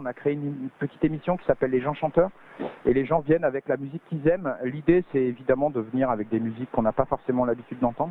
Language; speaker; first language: French; native; French